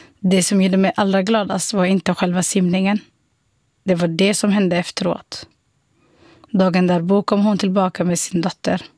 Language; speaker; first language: Swedish; non-native, fluent; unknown